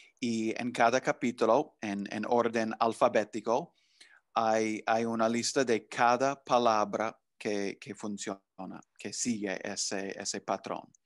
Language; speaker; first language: Spanish; non-native, fluent; English